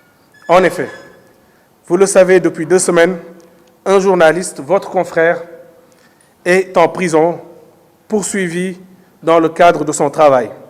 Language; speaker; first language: French; non-native, local second language; Wolof